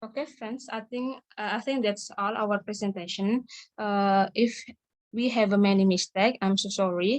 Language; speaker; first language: English; non-native, learner; Indonesian